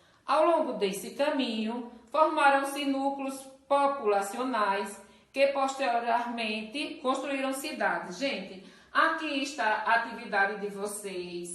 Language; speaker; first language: Portuguese; native; Portuguese